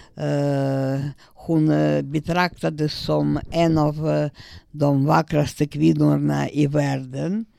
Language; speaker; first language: Swedish; non-native, learner; Russian